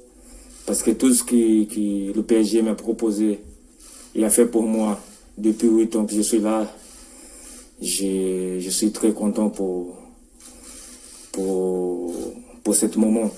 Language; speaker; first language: French; non-native, fluent; Portuguese